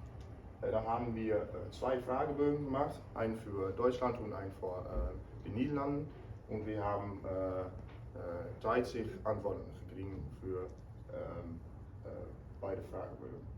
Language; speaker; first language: German; non-native, learner; Dutch